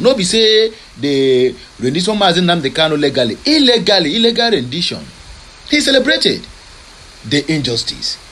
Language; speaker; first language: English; non-native, local second language; Igbo